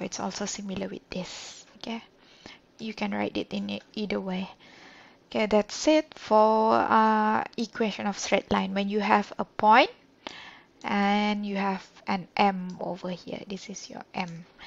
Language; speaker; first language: English; non-native, local second language; Malay